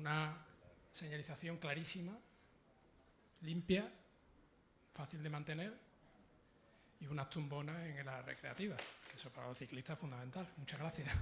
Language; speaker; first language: Spanish; native; Spanish